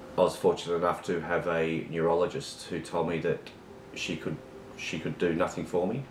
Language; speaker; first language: English; native; English